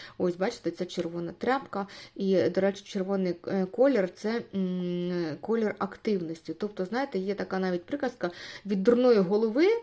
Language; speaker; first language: Ukrainian; non-native, local second language; Russian